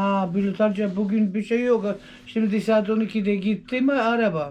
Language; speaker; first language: Turkish; non-native, learner; Svan